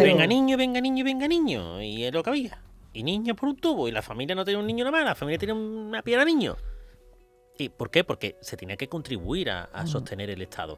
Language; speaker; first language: Spanish; native; Spanish